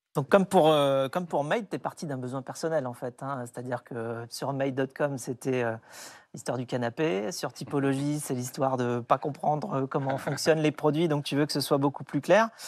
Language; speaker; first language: French; native; French